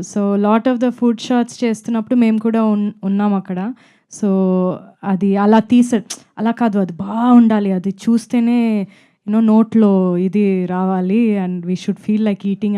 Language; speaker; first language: Telugu; non-native, fluent; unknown